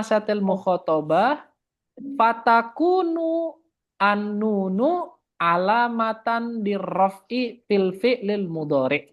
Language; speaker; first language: Arabic; non-native, fluent; Indonesian